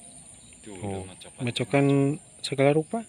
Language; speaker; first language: Indonesian; non-native, local second language; Sundanese